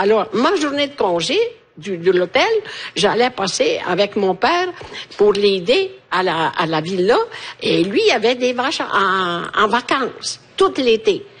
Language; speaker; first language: French; non-native, fluent; Italian